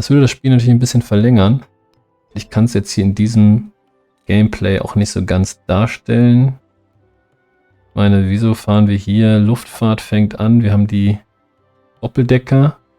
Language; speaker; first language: German; native; German